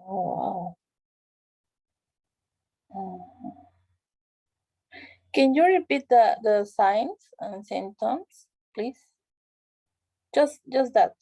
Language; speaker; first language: English; non-native, learner; Spanish